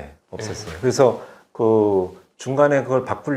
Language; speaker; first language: Korean; native; Korean